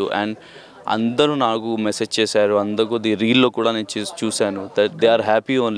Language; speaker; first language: Telugu; non-native, learner; Hindi